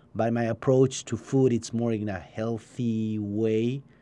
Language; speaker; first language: English; non-native, learner; Spanish